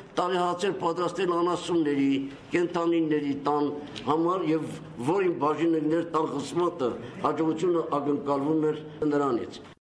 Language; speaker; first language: Armenian; native; Armenian